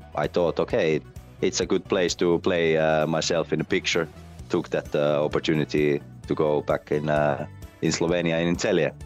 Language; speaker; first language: English; non-native, fluent; Finnish